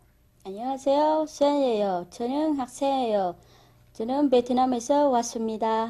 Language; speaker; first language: Korean; non-native, learner; Vietnamese